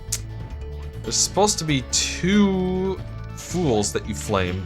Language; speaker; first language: English; native; English